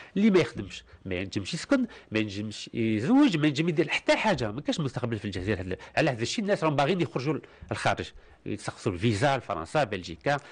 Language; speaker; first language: Arabic; early bilingual, heritage; Arabic